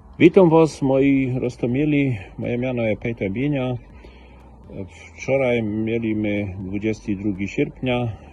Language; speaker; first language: Polish; native; Polish